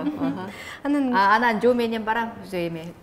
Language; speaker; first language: Kyrgyz; non-native, learner; Korean